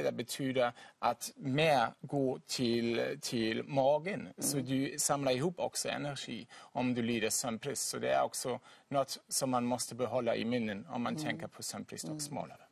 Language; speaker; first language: Swedish; non-native, fluent; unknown